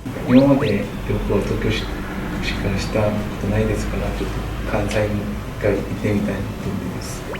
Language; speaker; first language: Japanese; non-native, fluent; Korean